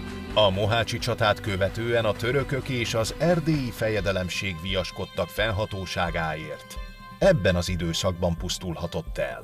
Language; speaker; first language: Hungarian; native; Hungarian